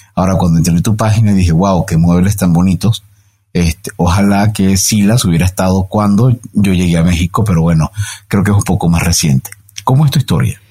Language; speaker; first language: Spanish; native; Spanish